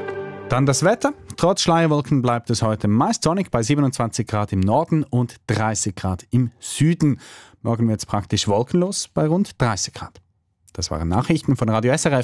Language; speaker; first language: German; native; German